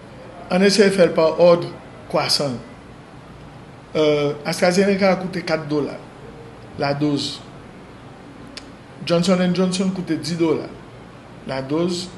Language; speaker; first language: French; non-native, local second language; Haitian Creole